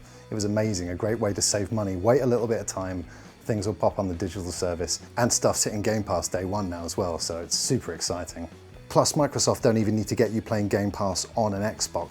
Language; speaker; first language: English; native; English